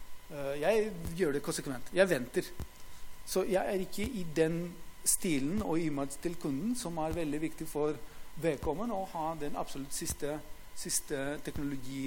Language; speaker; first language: Norwegian; non-native, fluent; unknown